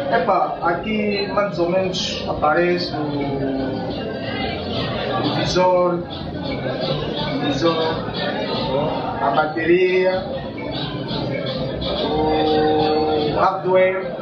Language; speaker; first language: Portuguese; non-native, learner; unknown